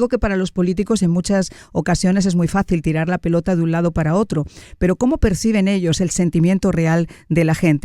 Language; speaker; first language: Spanish; native; Spanish